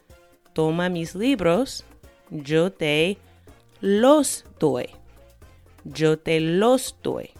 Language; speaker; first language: Spanish; non-native, fluent; English